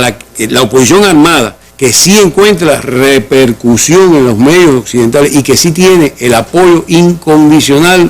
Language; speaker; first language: Spanish; native; Spanish